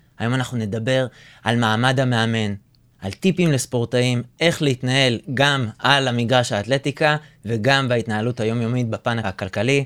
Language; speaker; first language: Hebrew; native; Hebrew